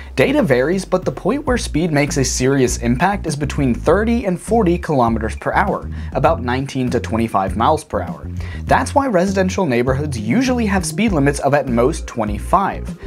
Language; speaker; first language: English; native; English